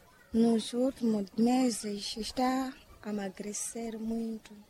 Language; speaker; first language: Portuguese; non-native, local second language; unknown